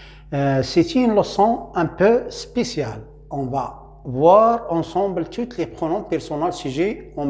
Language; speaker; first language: French; non-native, local second language; Arabic